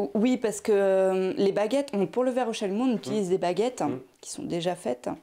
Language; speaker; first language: French; native; French